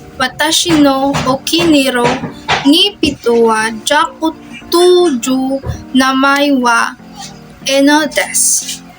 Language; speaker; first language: Japanese; non-native, learner; Filipino